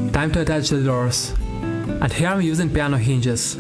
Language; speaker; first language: English; non-native, learner; Ukrainian